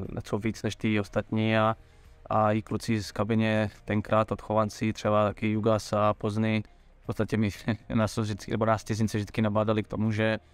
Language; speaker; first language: Czech; non-native, fluent; Serbian